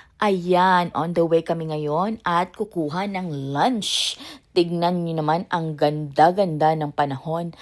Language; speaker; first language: Filipino; native; Filipino